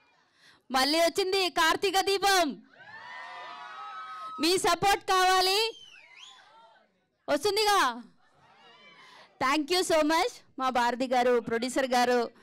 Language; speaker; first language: Telugu; non-native, fluent; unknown